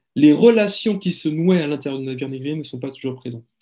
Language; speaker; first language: French; native; French